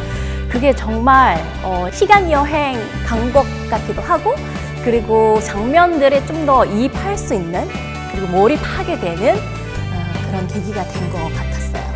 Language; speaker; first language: Korean; non-native, fluent; Indonesian